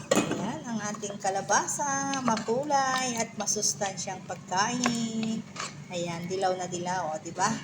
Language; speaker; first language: Filipino; non-native, local second language; Iloko